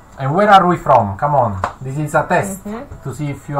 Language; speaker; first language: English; non-native, fluent; Italian